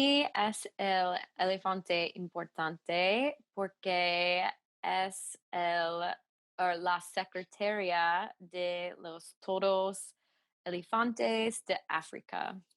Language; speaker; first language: Spanish; non-native, learner; English